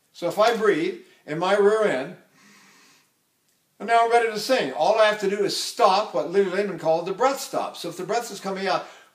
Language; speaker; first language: English; native; English